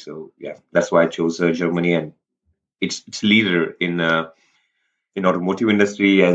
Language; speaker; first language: English; non-native, local second language; Rajasthani